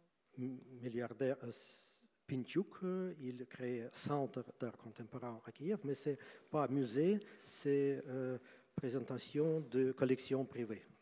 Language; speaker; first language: French; non-native, learner; Ukrainian